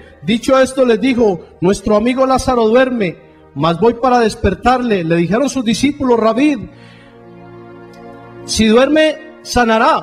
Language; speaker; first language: Spanish; native; Spanish